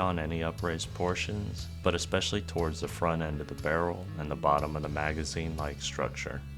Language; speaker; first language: English; native; English